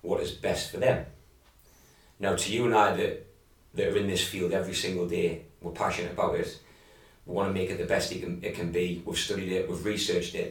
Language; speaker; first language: English; native; English